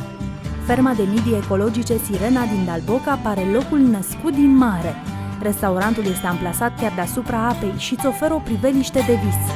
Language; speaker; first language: Romanian; native; Romanian